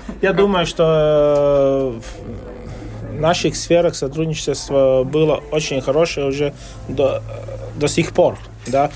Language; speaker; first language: Russian; non-native, local second language; Latvian